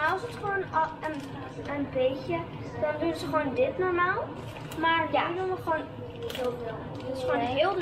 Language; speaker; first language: Dutch; early bilingual, other home language; Indonesian